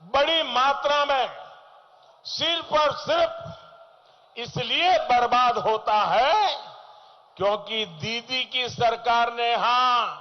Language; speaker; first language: Hindi; non-native, local second language; Gujarati